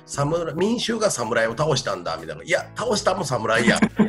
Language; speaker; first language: Japanese; native; Japanese